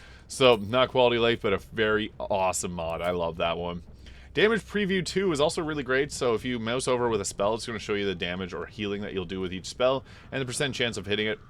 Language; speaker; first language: English; native; English